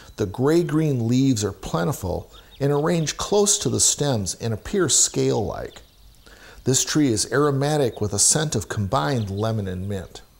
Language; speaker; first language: English; native; English